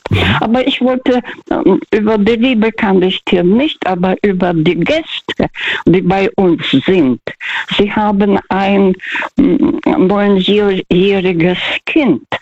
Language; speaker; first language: German; non-native, fluent; Russian